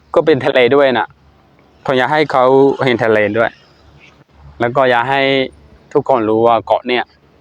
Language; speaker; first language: Thai; non-native, fluent; Burmese